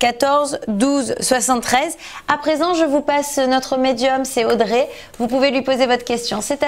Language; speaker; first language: French; native; French